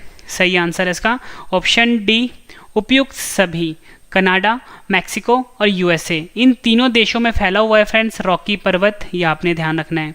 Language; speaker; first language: Hindi; native; Hindi